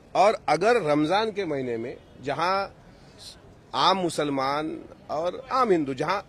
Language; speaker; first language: Hindi; non-native, local second language; Marathi